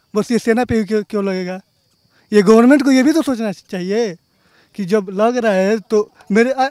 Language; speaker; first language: Hindi; native; Hindi